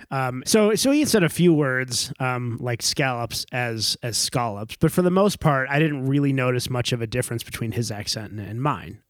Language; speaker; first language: English; native; English